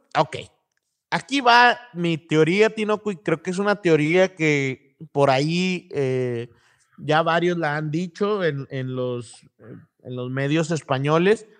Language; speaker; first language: Spanish; native; Spanish